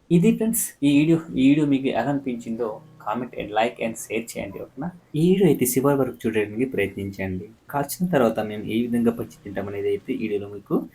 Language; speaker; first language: Telugu; native; Telugu